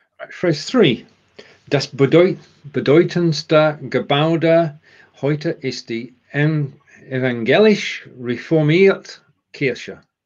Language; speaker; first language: German; non-native, learner; English